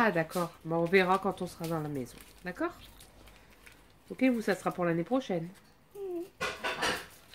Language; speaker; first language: French; native; French